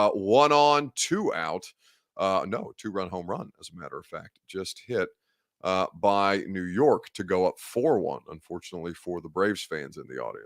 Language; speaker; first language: English; native; English